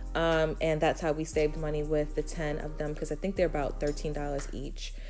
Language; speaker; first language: English; native; English